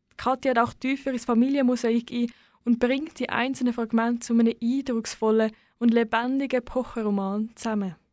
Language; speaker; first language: German; native; German